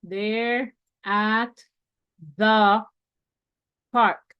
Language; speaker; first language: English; non-native, fluent; Spanish